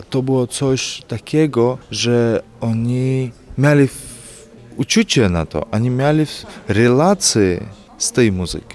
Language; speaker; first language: Polish; non-native, fluent; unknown